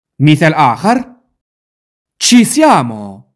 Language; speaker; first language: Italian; non-native, fluent; Arabic